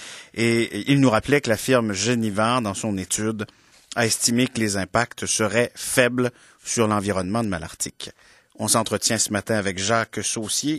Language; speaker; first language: French; native; French